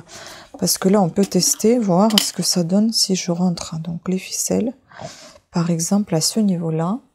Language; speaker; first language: French; native; French